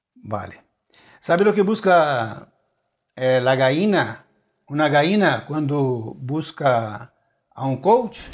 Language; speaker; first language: Spanish; non-native, fluent; Portuguese